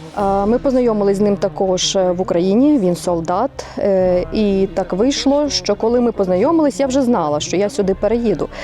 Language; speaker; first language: Ukrainian; non-native, fluent; Russian